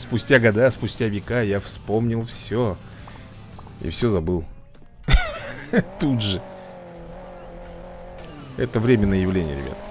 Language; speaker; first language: Russian; native; Russian